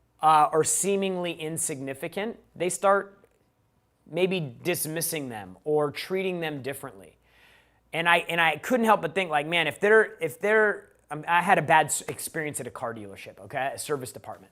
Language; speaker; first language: English; native; English